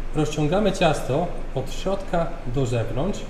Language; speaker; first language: Polish; early bilingual, heritage; Italian